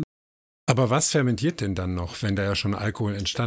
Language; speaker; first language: German; native; German